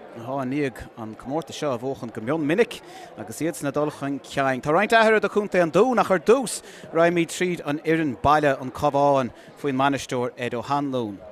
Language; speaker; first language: Irish; native; Irish